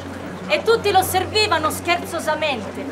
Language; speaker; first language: Italian; native; Italian